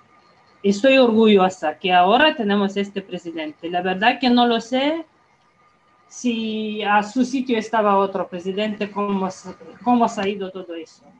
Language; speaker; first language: Spanish; non-native, fluent; Ukrainian